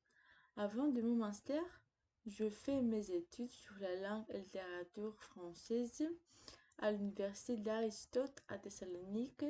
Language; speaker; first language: French; non-native, fluent; Greek